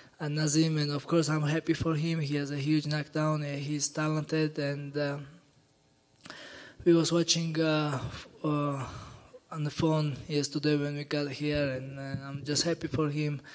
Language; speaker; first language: English; non-native, learner; Georgian